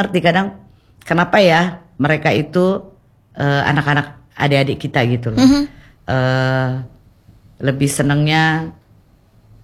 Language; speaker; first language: Indonesian; non-native, local second language; Javanese